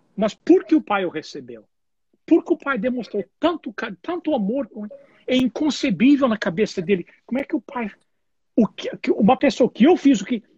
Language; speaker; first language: Portuguese; non-native, fluent; English